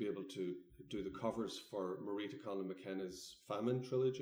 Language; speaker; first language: English; native; English